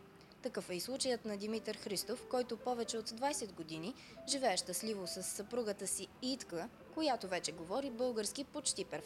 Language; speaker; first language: Bulgarian; native; Bulgarian